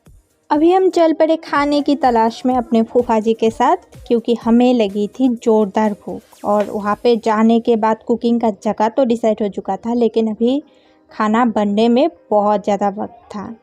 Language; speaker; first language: Hindi; non-native, local second language; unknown